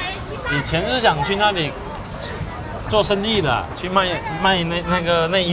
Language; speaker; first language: Chinese; native; Chinese